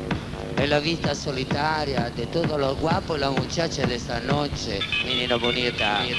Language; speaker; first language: Spanish; non-native, learner; Italian